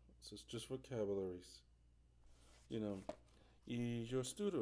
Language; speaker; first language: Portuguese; non-native, learner; English